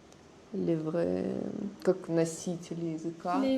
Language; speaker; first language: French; non-native, fluent; Russian